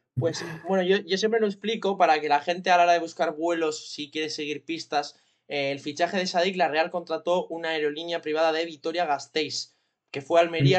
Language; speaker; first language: Spanish; native; Spanish